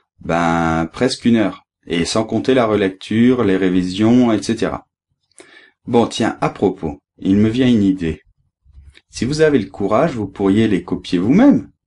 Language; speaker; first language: French; native; French